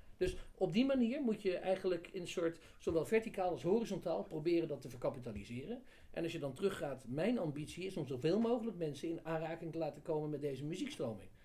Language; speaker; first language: Dutch; native; Dutch